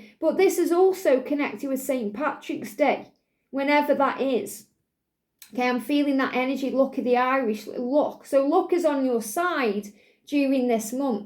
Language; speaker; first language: English; native; English